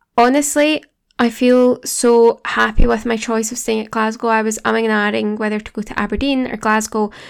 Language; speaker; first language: English; native; English